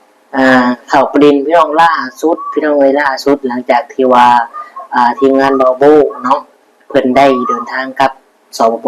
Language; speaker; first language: Thai; non-native, local second language; Northeastern Thai